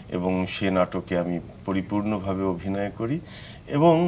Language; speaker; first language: Bangla; native; Bangla